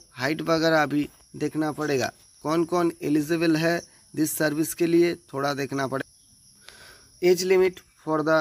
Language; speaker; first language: Hindi; non-native, local second language; Bangla